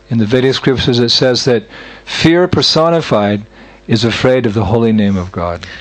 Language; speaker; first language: English; native; English